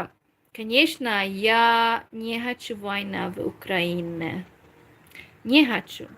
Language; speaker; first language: Russian; non-native, learner; Hungarian